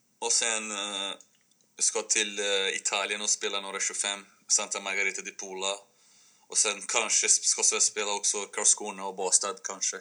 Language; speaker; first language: Swedish; non-native, fluent; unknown